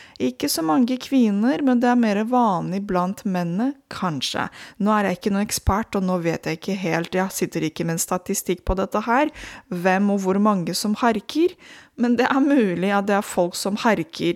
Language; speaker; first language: Norwegian; non-native, fluent; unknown